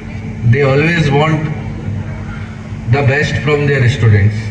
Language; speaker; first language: Kannada; non-native, learner; Hindi